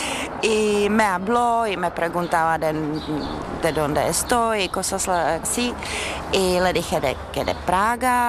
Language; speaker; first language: Spanish; non-native, learner; Czech